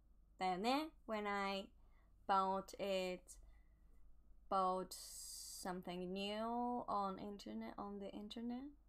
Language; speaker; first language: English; non-native, learner; Japanese